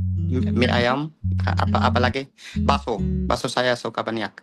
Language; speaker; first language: Indonesian; non-native, learner; Arabic